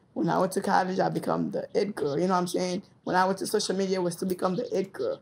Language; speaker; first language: English; early bilingual, other home language; Haitian Creole